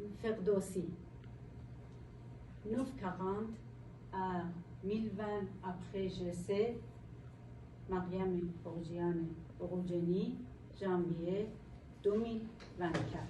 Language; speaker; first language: French; non-native, learner; Persian